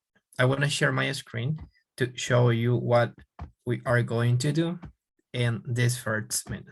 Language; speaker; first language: English; non-native, fluent; Spanish